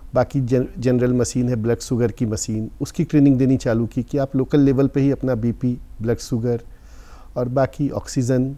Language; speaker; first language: Hindi; native; Hindi